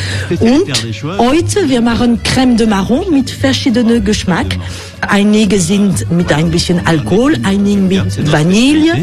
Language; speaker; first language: German; non-native, learner; French